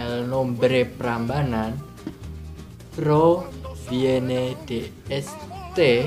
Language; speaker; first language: Spanish; non-native, learner; Indonesian